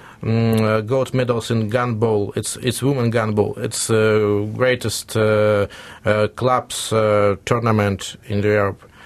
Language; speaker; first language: English; non-native, learner; Russian